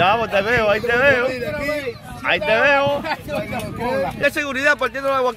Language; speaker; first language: Spanish; native; Spanish